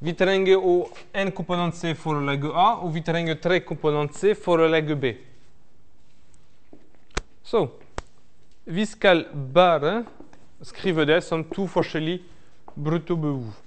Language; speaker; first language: Norwegian; non-native, fluent; French